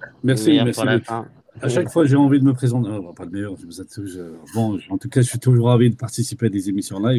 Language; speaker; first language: French; native; French